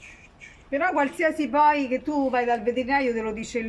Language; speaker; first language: Italian; native; Italian